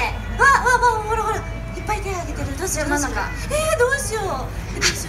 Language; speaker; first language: Japanese; native; Japanese